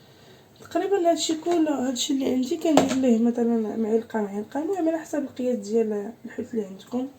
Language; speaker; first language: Arabic; native; Arabic